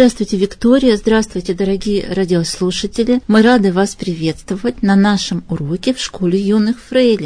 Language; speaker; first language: Russian; native; Russian